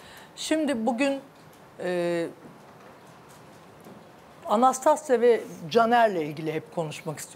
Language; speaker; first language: Turkish; native; Turkish